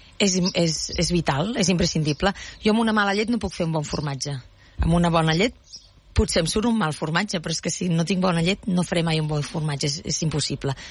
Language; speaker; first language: Catalan; native; Catalan